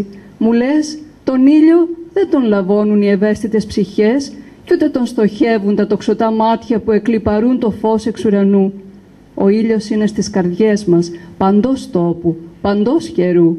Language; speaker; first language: Greek; native; Greek